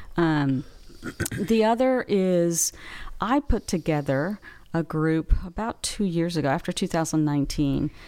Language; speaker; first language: English; native; English